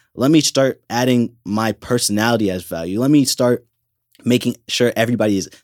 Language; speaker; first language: English; native; English